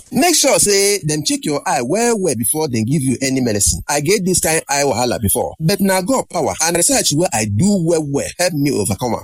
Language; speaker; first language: Nigerian Pidgin; native; Nigerian Pidgin